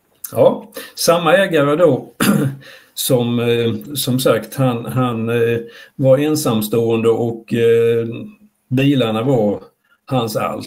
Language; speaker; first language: Swedish; native; Swedish